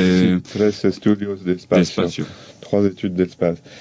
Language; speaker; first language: Spanish; non-native, learner; French